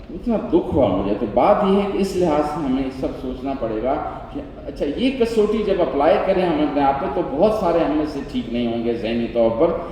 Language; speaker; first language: Urdu; non-native, local second language; Sindhi